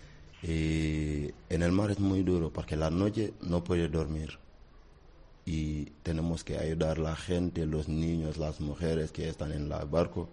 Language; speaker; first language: Spanish; non-native, learner; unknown